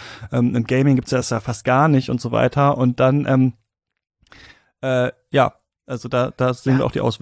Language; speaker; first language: German; native; German